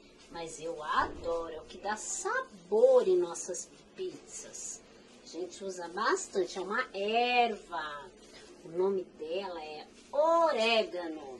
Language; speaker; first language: Portuguese; native; Portuguese